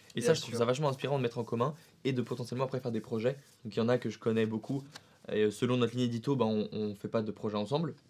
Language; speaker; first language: French; native; French